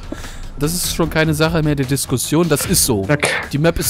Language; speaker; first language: German; native; German